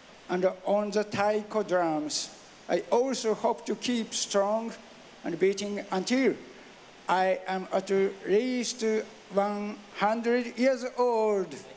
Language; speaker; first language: English; non-native, learner; Japanese